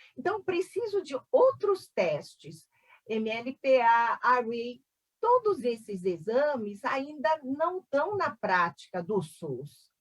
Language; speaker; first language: Portuguese; non-native, fluent; Korean